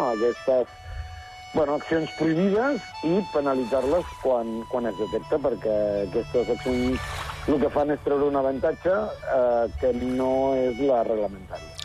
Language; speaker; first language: Catalan; early bilingual, other home language; Spanish